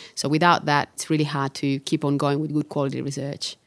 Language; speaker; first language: English; non-native, fluent; Italian